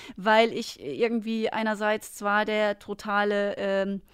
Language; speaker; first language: German; native; German